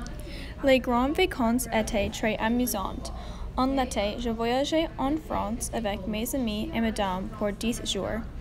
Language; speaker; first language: French; non-native, learner; English